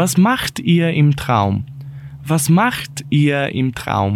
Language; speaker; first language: German; non-native, fluent; Portuguese